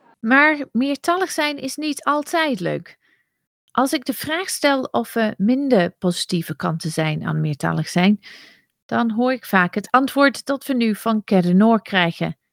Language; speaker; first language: Dutch; non-native, fluent; English